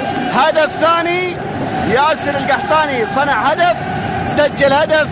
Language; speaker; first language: Arabic; native; Arabic